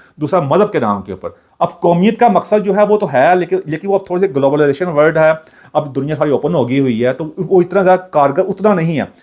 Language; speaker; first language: Urdu; non-native, local second language; Punjabi